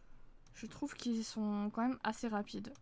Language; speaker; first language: French; native; French